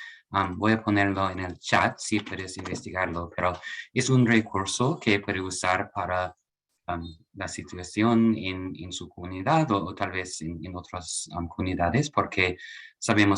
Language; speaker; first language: Spanish; non-native, learner; English